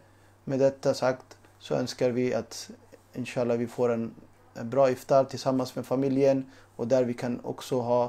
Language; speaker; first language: Swedish; early bilingual, other home language; Urdu